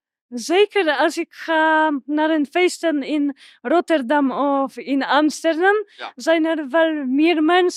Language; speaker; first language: Dutch; non-native, learner; Polish